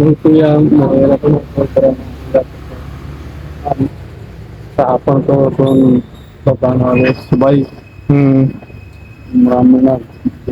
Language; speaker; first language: Filipino; non-native, learner; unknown